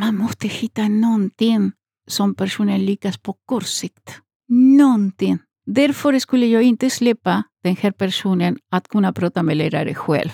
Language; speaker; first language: Swedish; non-native, fluent; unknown